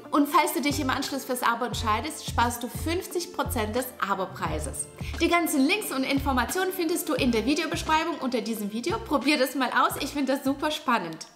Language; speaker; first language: German; non-native, fluent; Russian